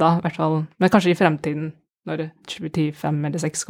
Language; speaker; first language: Norwegian; non-native, fluent; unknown